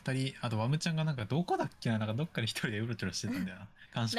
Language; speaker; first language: Japanese; native; Japanese